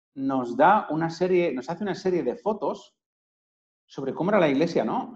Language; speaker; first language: Spanish; native; Spanish